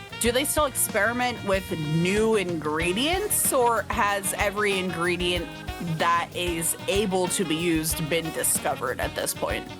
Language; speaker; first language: English; native; English